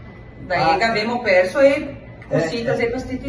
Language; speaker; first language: Italian; non-native, learner; Portuguese